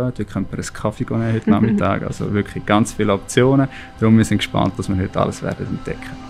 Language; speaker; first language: German; native; German